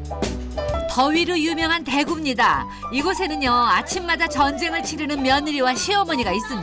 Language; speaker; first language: Korean; native; Korean